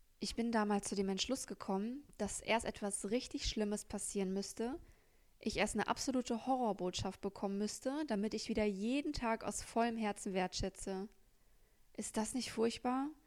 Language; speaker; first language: German; native; German